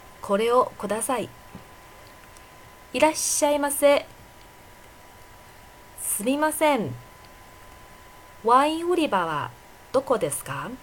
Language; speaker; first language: Japanese; non-native, fluent; Chinese